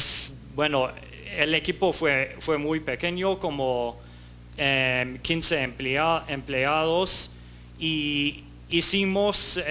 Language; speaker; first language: Spanish; non-native, fluent; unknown